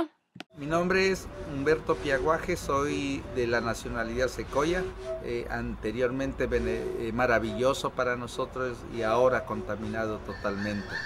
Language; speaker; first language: Spanish; non-native, local second language; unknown